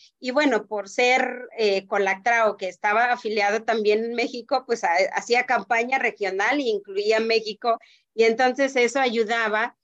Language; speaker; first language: Spanish; non-native, local second language; Mixtepec Mixtec